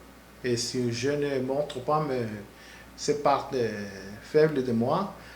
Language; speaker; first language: French; non-native, learner; Spanish